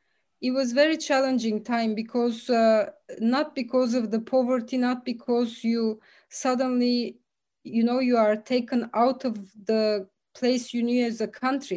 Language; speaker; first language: English; early bilingual, other home language; Bulgarian